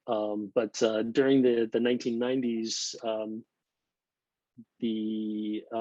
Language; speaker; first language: English; native; English